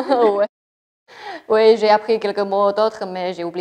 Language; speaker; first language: French; non-native, fluent; Chinese